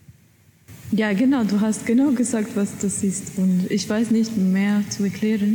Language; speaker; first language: German; non-native, learner; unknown